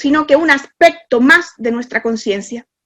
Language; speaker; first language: Spanish; native; Spanish